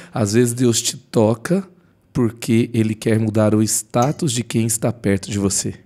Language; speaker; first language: Portuguese; native; Portuguese